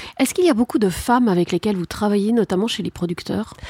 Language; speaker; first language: French; native; French